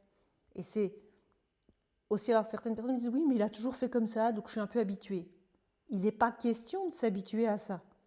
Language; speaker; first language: French; native; French